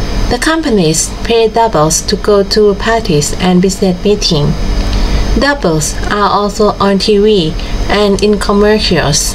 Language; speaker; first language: English; non-native, fluent; Thai